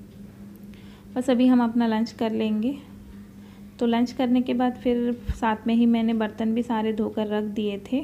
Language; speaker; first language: Hindi; native; Hindi